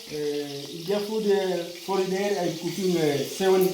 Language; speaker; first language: English; non-native, learner; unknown